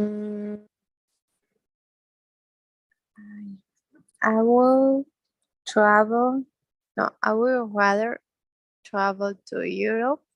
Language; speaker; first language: English; non-native, learner; Spanish